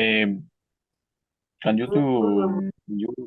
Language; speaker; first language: English; non-native, learner; Spanish